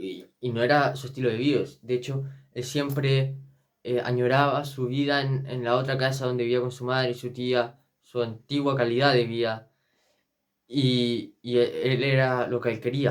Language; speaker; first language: Spanish; native; Spanish